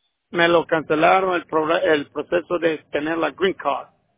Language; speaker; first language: Spanish; native; Spanish